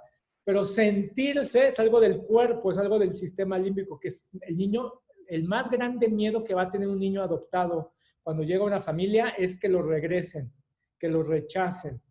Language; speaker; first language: Spanish; native; Spanish